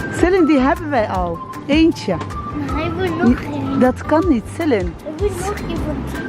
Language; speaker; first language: Dutch; early bilingual, other home language; Turkish